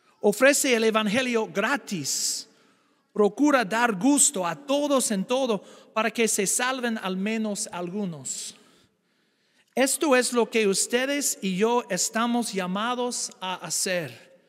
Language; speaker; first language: Spanish; non-native, fluent; English